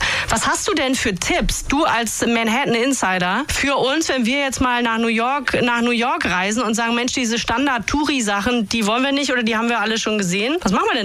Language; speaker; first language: German; native; German